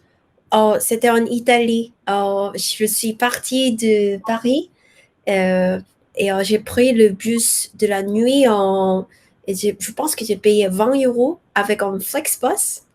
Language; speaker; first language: French; non-native, learner; Korean